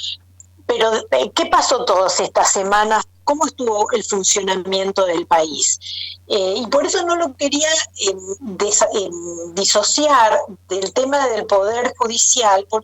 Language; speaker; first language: Spanish; native; Spanish